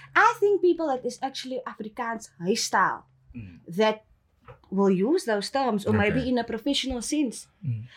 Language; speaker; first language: English; native; English